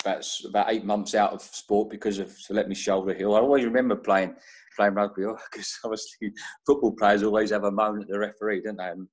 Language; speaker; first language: English; native; English